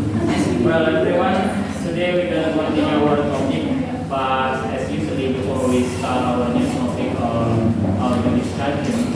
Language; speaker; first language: English; non-native, fluent; Indonesian